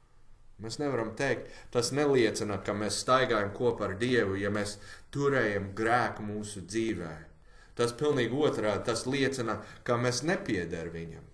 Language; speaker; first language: Latvian; non-native, learner; English